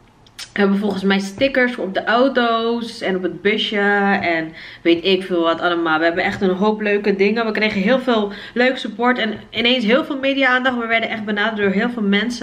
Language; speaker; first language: Dutch; native; Dutch